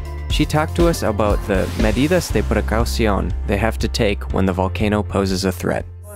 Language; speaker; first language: English; native; English